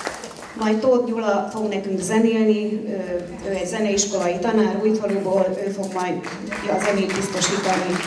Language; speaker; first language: Hungarian; native; Hungarian